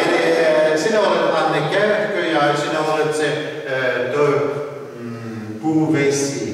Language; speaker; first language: Finnish; non-native, learner; Russian